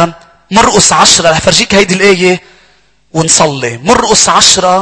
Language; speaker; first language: Arabic; native; Arabic